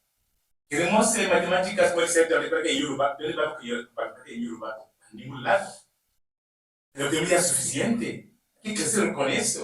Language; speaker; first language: Spanish; non-native, learner; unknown